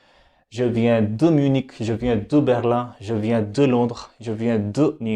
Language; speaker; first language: French; non-native, fluent; Hindi